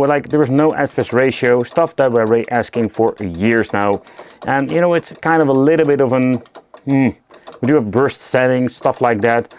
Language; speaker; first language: English; non-native, fluent; Dutch